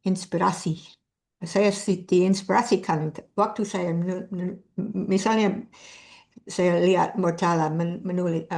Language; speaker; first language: Indonesian; non-native, fluent; English